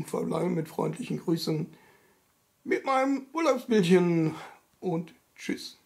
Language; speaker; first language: German; native; German